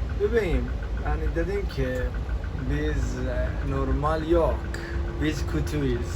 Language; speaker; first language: Turkish; non-native, learner; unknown